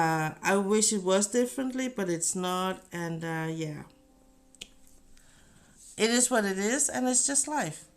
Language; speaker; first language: English; non-native, fluent; Danish